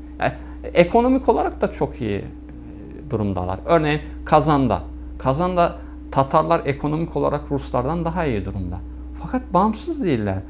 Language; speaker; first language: Turkish; native; Turkish